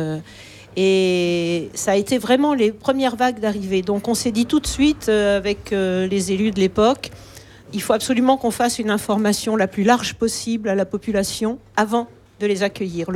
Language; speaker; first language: French; native; French